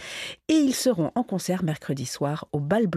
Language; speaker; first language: French; native; French